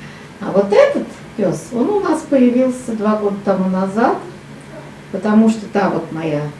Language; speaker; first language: Russian; native; Russian